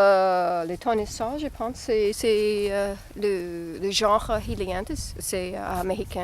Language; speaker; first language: French; non-native, fluent; English